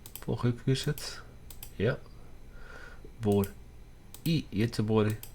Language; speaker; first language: Swedish; non-native, learner; Dutch